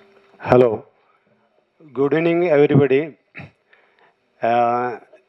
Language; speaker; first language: Tamil; non-native, learner; Malayalam